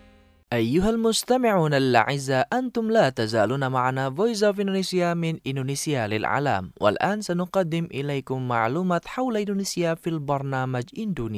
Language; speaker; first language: Arabic; non-native, fluent; Indonesian